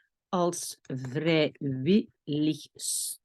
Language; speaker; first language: Dutch; non-native, local second language; French